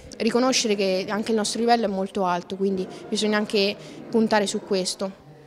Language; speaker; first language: Italian; native; Italian